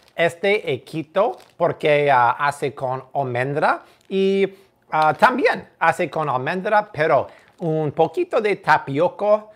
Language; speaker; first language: Spanish; non-native, learner; English